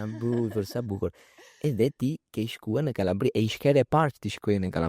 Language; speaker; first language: Albanian; early bilingual, heritage; Albanian